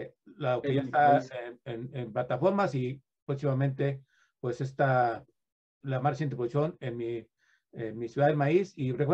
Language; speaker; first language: Spanish; native; Spanish